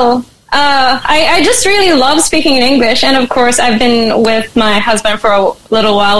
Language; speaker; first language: English; non-native, local second language; Filipino